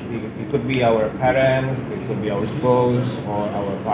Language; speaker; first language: English; non-native, fluent; Indonesian